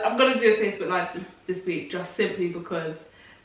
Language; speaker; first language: English; native; English